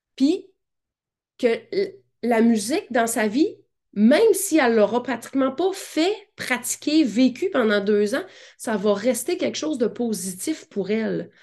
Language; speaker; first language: French; native; French